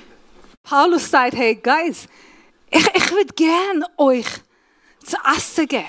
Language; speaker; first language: German; non-native, fluent; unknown